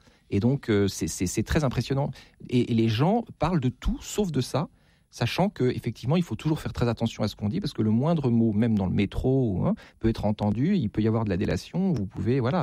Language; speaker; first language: French; native; French